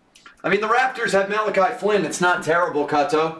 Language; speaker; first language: English; native; English